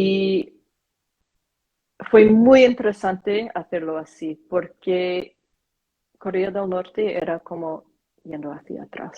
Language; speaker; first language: Spanish; non-native, fluent; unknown